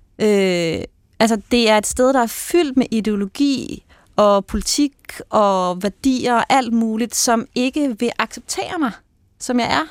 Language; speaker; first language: Danish; native; Danish